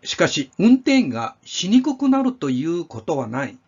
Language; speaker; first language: Japanese; non-native, fluent; Korean